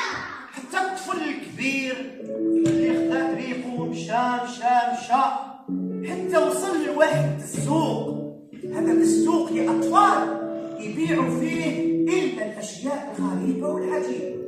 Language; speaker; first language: Arabic; native; Arabic